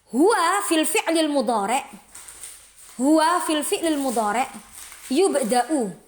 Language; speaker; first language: Arabic; non-native, fluent; Indonesian